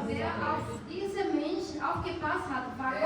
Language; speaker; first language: German; non-native, fluent; Portuguese